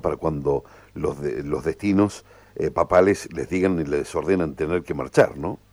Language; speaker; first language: Spanish; native; Spanish